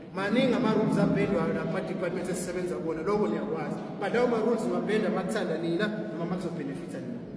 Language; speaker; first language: Zulu; native; Zulu